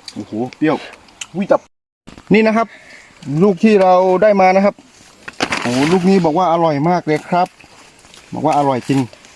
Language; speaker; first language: Thai; non-native, local second language; Karen languages